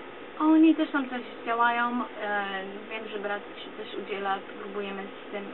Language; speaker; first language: Polish; early bilingual, other home language; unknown